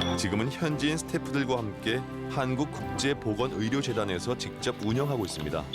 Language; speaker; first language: Korean; native; Korean